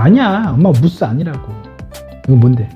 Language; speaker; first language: Korean; native; Korean